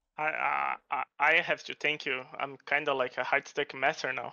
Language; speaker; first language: English; non-native, fluent; Portuguese